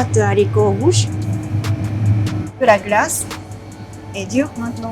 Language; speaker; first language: French; non-native, learner; Japanese